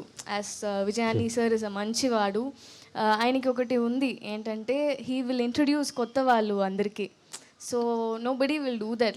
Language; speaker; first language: Telugu; non-native, learner; Tamil